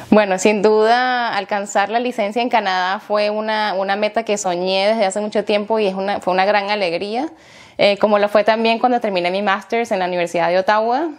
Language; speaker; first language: Spanish; native; Spanish